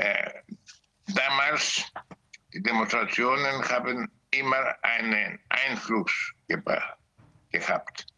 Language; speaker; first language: German; non-native, learner; Greek